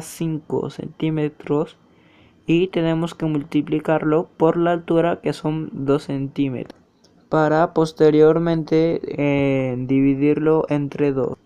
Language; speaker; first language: Spanish; native; Spanish